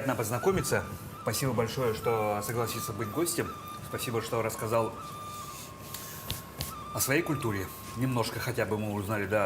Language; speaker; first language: Russian; native; Russian